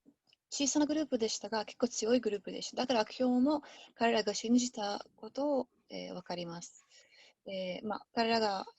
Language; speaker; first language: Japanese; non-native, learner; English